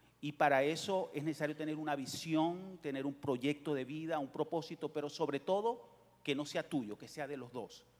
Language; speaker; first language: Spanish; native; Spanish